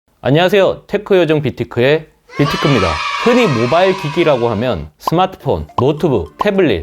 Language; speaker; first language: Korean; native; Korean